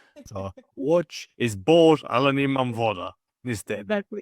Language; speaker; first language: Polish; non-native, learner; English